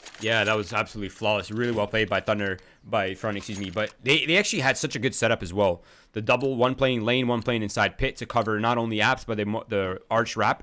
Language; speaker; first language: English; native; English